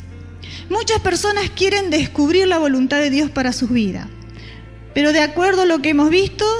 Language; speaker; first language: Spanish; native; Spanish